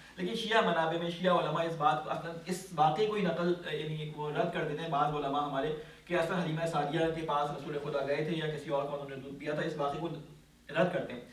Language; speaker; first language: Urdu; native; Urdu